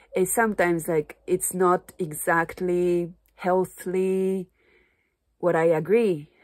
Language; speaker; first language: English; non-native, fluent; Japanese